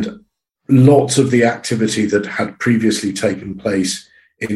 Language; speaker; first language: English; native; English